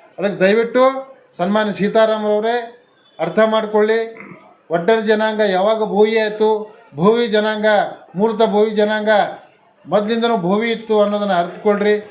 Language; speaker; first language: Kannada; native; Kannada